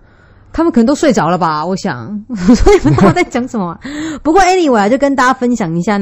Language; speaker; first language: Chinese; native; Chinese